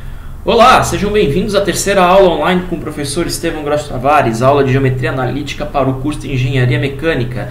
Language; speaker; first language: Portuguese; native; Portuguese